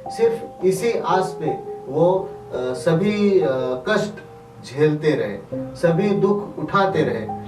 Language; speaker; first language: Hindi; non-native, local second language; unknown